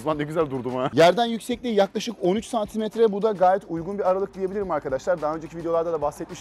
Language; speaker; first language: Turkish; native; Turkish